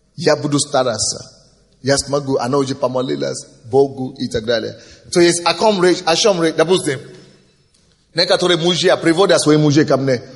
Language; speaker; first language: Russian; non-native, fluent; Yoruba